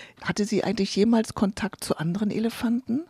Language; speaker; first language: German; native; German